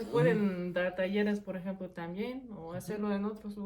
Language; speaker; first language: Spanish; non-native, fluent; German